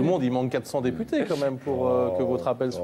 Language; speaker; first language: French; native; French